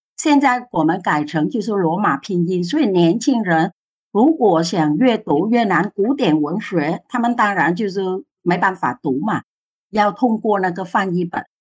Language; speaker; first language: Chinese; non-native, fluent; Vietnamese